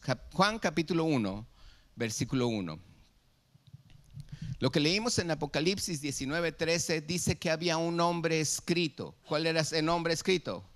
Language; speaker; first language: Spanish; native; Spanish